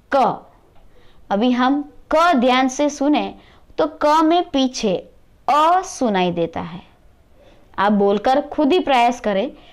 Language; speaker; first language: Hindi; non-native, local second language; Gujarati